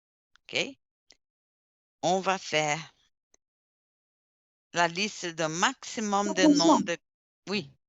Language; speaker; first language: French; non-native, fluent; Portuguese